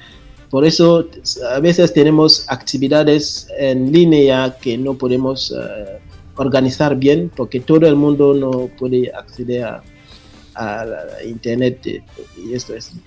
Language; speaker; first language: Spanish; non-native, fluent; French